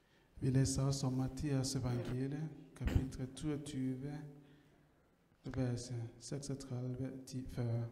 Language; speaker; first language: Danish; non-native, learner; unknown